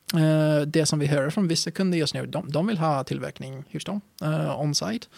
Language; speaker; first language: Swedish; non-native, fluent; English